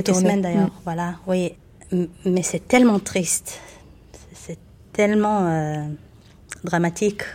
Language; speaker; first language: French; non-native, fluent; Hebrew